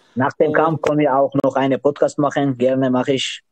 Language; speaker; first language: German; non-native, learner; Georgian